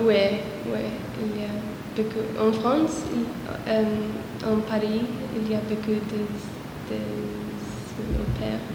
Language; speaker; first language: French; non-native, learner; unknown